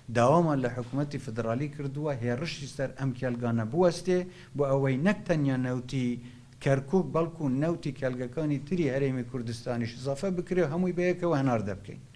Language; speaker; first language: Central Kurdish; non-native, local second language; Kurdish